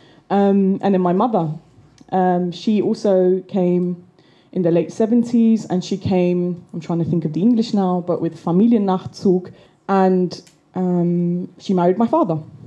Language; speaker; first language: English; native; English